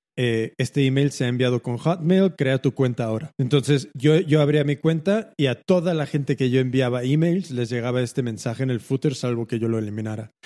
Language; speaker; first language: Spanish; early bilingual, heritage; Spanish